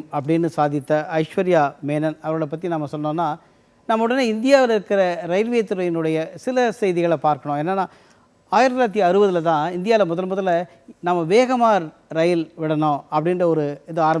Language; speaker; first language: Tamil; native; Tamil